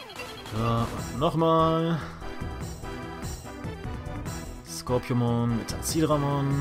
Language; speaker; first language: German; native; German